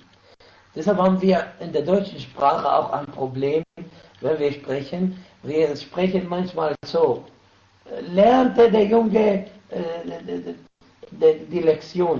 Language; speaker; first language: German; non-native, fluent; Arabic